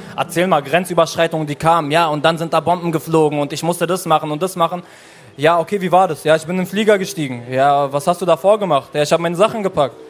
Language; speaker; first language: German; early bilingual, other home language; Arabic